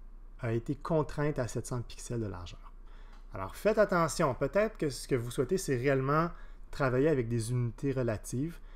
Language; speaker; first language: French; native; French